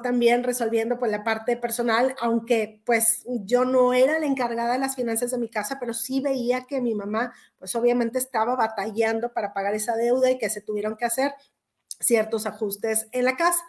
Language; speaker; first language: Spanish; native; Spanish